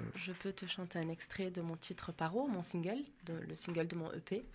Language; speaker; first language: French; native; French